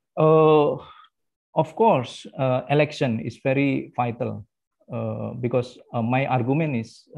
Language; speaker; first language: English; non-native, fluent; Indonesian